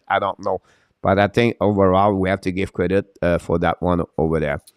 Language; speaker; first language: English; non-native, local second language; French